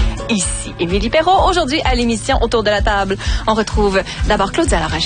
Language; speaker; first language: French; native; French